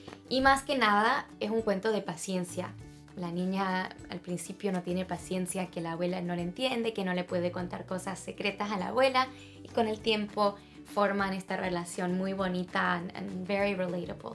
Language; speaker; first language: Spanish; early bilingual, heritage; Spanish